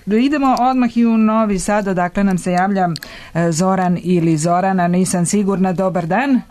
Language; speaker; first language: Serbian; native; Serbian